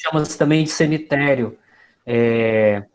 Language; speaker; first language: Portuguese; native; Portuguese